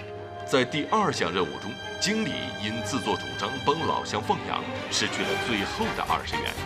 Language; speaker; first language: Chinese; native; Chinese